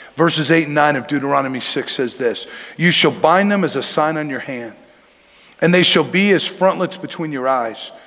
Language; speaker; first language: English; native; English